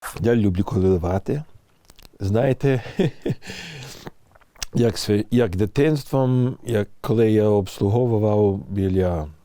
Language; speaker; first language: Ukrainian; early bilingual, heritage; English